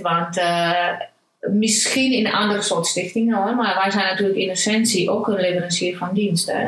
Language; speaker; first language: Dutch; non-native, fluent; Romanian